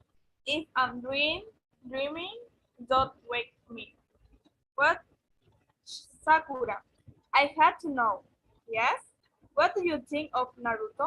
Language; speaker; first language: English; non-native, learner; Spanish